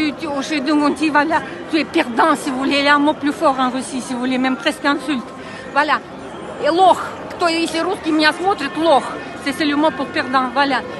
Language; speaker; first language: French; non-native, fluent; Russian